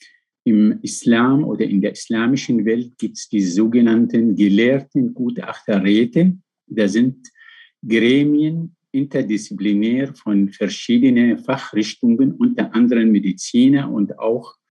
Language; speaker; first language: German; non-native, fluent; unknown